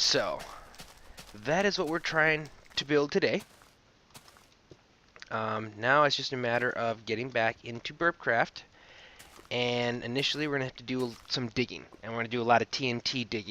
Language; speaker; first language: English; native; English